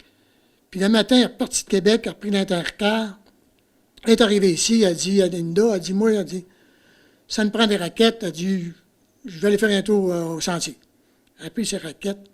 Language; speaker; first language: French; native; French